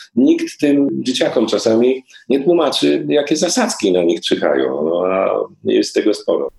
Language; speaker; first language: Polish; native; Polish